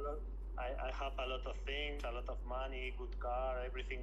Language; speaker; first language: English; non-native, learner; Spanish